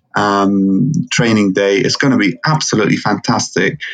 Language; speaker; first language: English; non-native, fluent; Arabic